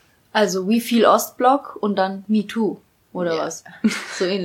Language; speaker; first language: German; early bilingual, other home language; Polish